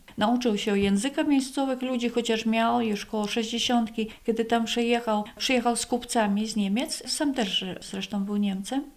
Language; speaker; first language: Polish; non-native, fluent; Latvian